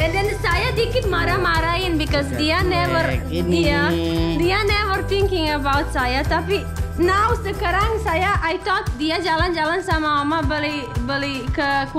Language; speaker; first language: Indonesian; non-native, learner; English